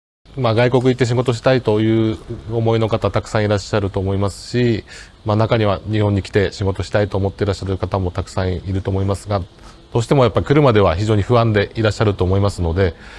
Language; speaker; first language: Japanese; native; Japanese